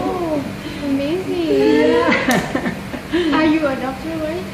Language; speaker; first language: English; non-native, learner; Thai